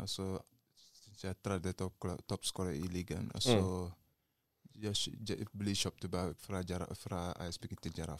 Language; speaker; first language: Norwegian; non-native, learner; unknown